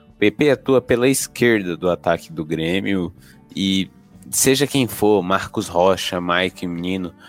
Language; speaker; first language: Portuguese; native; Portuguese